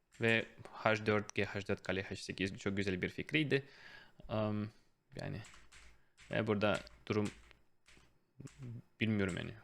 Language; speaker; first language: Turkish; non-native, fluent; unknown